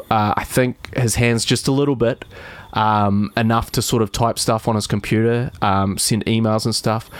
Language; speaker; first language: English; native; English